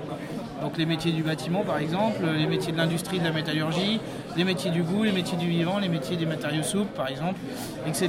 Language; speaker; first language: French; native; French